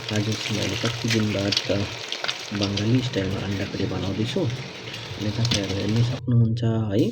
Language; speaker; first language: Nepali; non-native, learner; Bangla